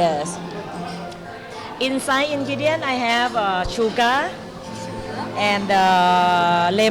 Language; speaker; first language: English; non-native, learner; Thai